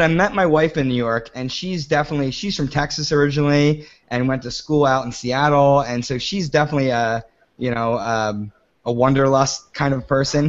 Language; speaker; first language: English; native; English